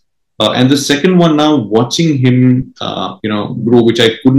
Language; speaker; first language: English; non-native, local second language; Marathi